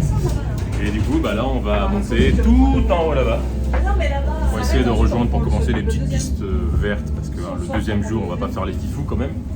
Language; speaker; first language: French; native; French